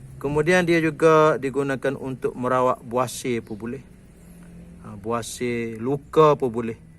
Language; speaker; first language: Malay; native; Malay